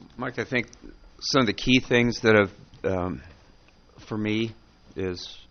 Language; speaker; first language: English; native; English